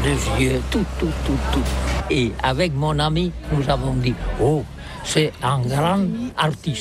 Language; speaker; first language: French; non-native, learner; Catalan